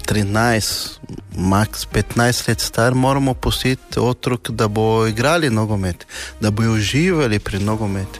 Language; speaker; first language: Slovenian; non-native, learner; Portuguese